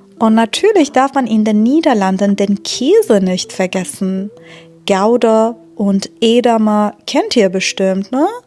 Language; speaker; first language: German; non-native, fluent; Persian